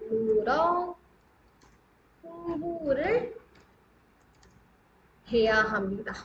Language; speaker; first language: Korean; non-native, fluent; Hindi